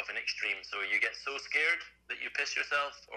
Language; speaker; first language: English; native; English